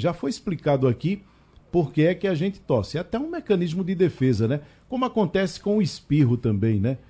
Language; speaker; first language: Portuguese; native; Portuguese